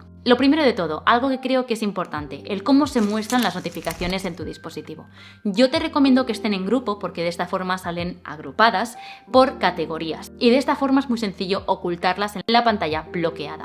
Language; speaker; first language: Spanish; native; Spanish